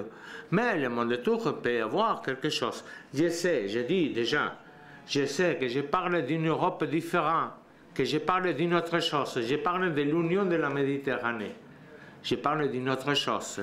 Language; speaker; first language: French; non-native, learner; Spanish